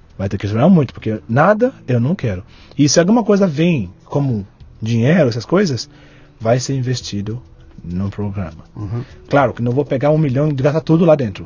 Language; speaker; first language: Portuguese; non-native, fluent; Yoruba